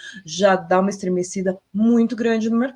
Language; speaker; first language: Portuguese; native; Portuguese